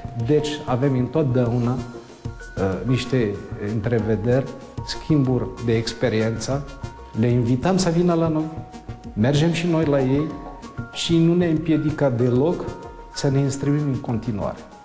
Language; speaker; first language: Romanian; non-native, fluent; Arabic